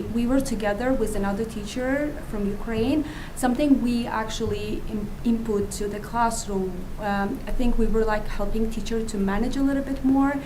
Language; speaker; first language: English; non-native, fluent; Azerbaijani